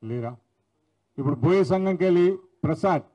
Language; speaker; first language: Telugu; native; Telugu